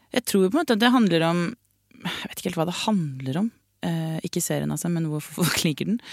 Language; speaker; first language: Norwegian; native; Norwegian